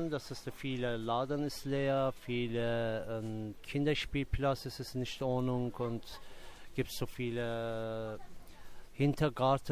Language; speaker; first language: German; non-native, local second language; Turkish